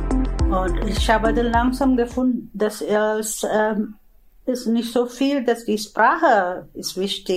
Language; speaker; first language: German; non-native, fluent; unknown